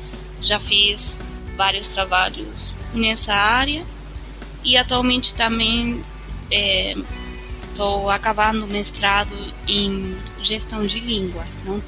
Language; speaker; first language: Portuguese; non-native, fluent; Spanish